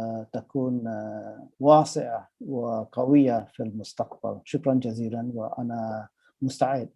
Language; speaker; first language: Arabic; non-native, fluent; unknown